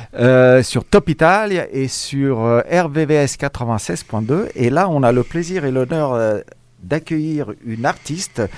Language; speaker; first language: French; native; French